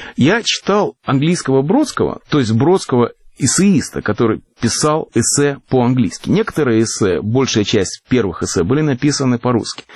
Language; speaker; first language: Russian; native; Russian